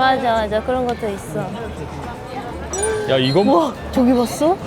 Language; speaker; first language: Korean; non-native, fluent; Dutch